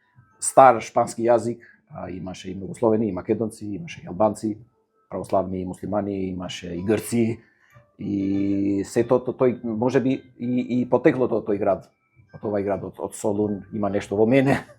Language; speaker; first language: Macedonian; non-native, fluent; Albanian